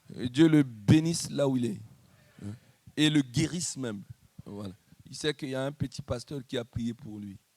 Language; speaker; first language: French; non-native, local second language; Lingala